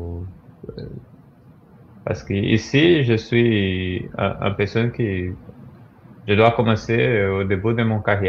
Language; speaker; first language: French; non-native, fluent; Portuguese